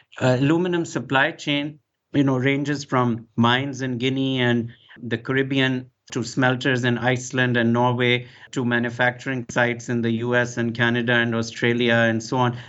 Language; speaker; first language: English; non-native, local second language; Urdu